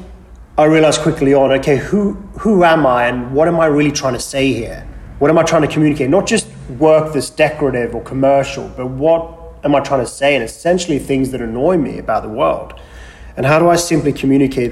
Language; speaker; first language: English; native; English